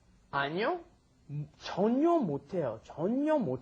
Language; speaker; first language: Korean; non-native, fluent; English